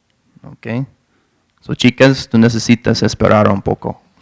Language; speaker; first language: Spanish; non-native, fluent; English